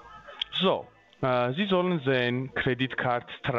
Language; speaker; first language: German; non-native, learner; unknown